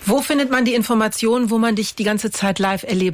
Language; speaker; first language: German; native; German